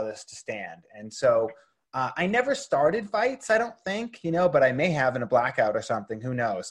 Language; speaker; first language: English; native; English